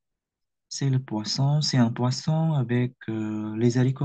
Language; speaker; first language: French; non-native, fluent; Indonesian